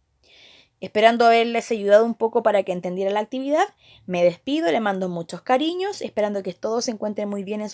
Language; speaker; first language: Spanish; native; Spanish